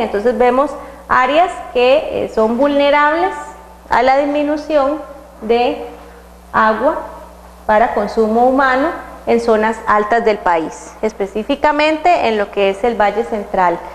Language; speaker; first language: Spanish; native; Spanish